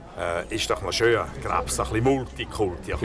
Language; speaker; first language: German; native; German